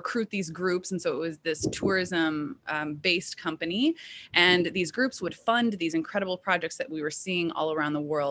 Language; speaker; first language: English; native; English